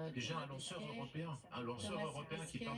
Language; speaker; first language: French; native; French